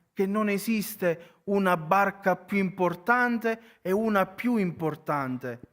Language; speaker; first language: Italian; native; Italian